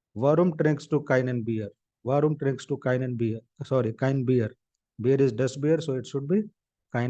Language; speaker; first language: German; non-native, fluent; Hindi